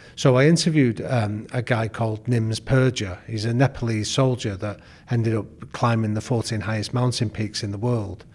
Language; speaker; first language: English; native; English